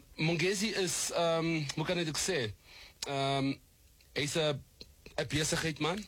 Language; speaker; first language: Afrikaans; non-native, local second language; English